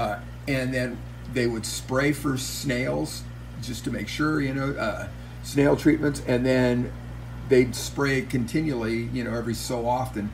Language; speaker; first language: English; native; English